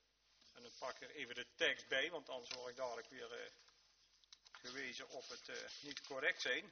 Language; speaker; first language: Dutch; native; Dutch